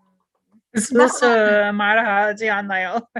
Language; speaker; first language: Korean; non-native, learner; English